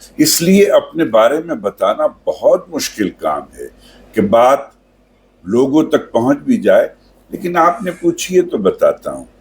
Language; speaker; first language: Urdu; native; Urdu